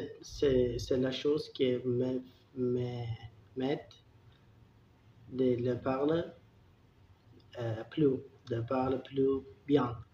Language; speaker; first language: French; non-native, learner; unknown